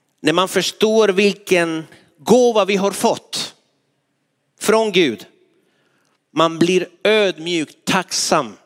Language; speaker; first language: Swedish; non-native, fluent; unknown